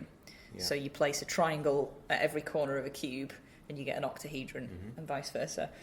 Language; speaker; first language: English; native; English